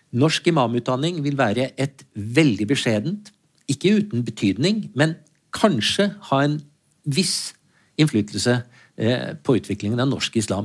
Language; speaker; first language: Norwegian; native; Norwegian